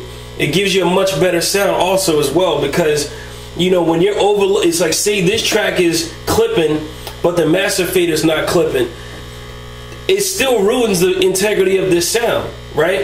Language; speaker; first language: English; native; English